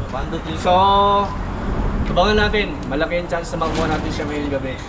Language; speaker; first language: Filipino; native; Filipino